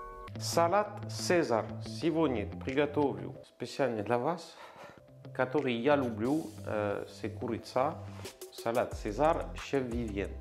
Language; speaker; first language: Russian; non-native, learner; French